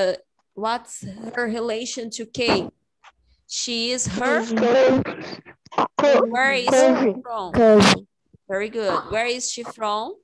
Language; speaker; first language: English; non-native, fluent; Portuguese